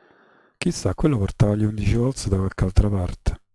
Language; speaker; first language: Italian; native; Italian